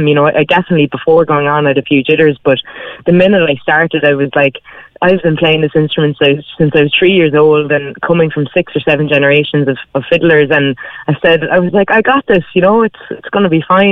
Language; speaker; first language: English; native; English